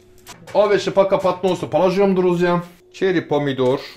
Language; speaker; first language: Russian; non-native, learner; Turkish